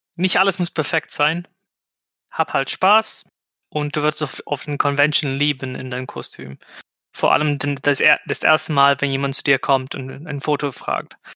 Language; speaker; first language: German; non-native, fluent; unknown